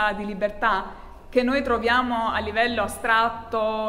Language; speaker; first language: Italian; non-native, fluent; Albanian